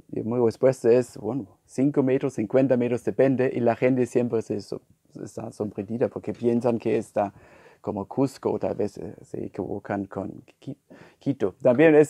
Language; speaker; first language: Spanish; non-native, fluent; German